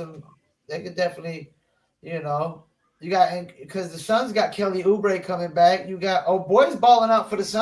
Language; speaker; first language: English; native; English